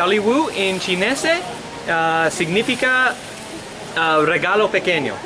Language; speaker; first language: Spanish; non-native, learner; English